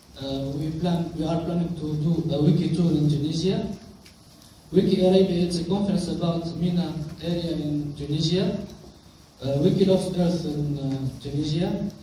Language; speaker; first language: English; non-native, local second language; Arabic